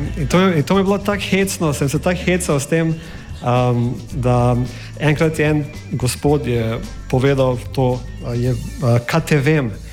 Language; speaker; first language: Slovenian; non-native, fluent; English